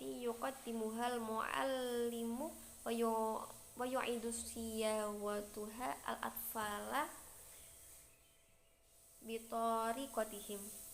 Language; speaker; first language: Arabic; non-native, learner; Indonesian